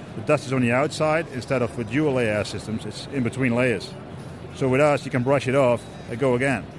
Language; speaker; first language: English; non-native, fluent; Dutch